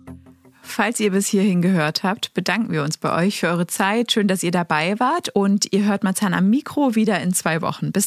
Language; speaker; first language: German; native; German